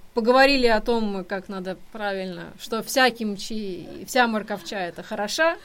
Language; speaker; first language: Russian; native; Russian